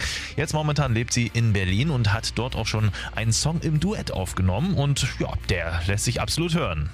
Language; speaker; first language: German; native; German